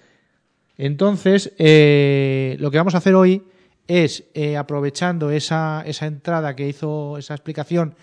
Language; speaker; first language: Spanish; native; Spanish